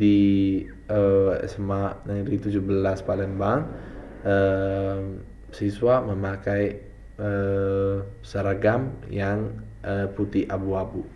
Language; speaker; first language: Indonesian; non-native, fluent; Italian